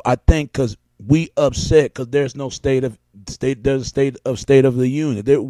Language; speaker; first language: English; native; English